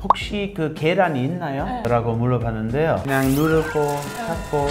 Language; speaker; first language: Korean; non-native, fluent; English